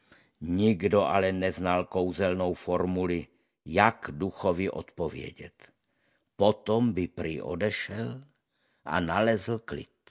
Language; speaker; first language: Czech; native; Czech